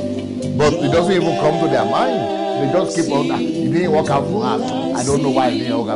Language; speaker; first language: English; non-native, local second language; Yoruba